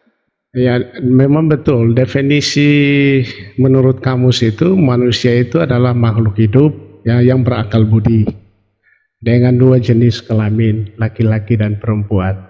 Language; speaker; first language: Indonesian; native; Indonesian